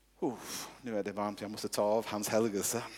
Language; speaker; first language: Swedish; non-native, fluent; English